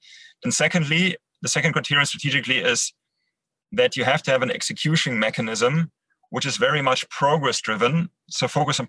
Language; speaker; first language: English; non-native, fluent; German